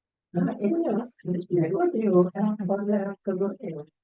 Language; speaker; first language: Spanish; non-native, fluent; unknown